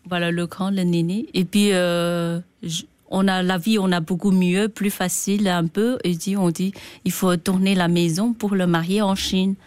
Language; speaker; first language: French; non-native, learner; Chinese